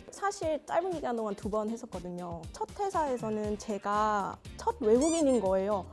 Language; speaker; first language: Korean; non-native, fluent; Vietnamese